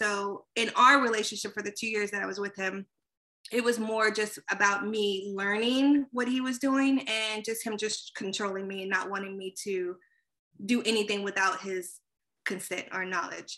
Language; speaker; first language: English; native; English